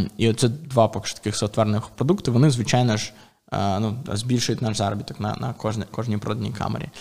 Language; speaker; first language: Ukrainian; native; Ukrainian